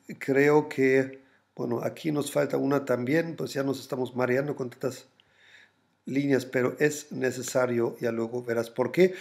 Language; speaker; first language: Spanish; non-native, fluent; German